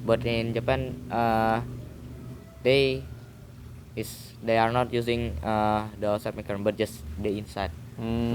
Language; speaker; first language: English; non-native, learner; Indonesian